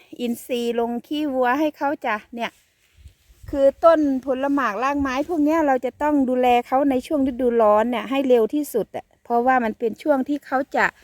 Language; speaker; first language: Thai; native; Thai